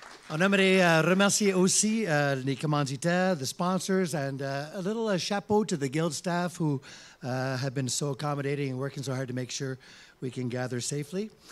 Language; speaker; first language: English; early bilingual, other home language; French